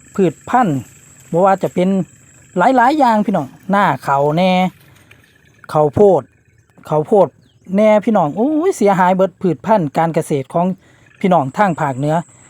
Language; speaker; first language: Thai; native; Thai